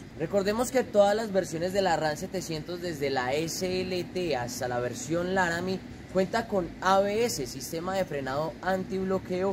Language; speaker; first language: Spanish; native; Spanish